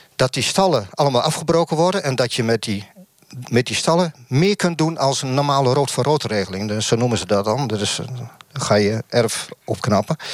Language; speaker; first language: Dutch; native; Dutch